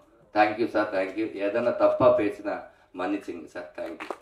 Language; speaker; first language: Tamil; non-native, learner; Telugu